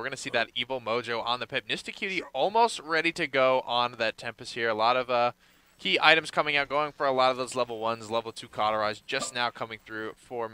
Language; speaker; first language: English; native; English